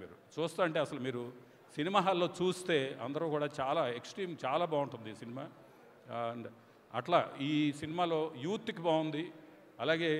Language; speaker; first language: Telugu; native; Telugu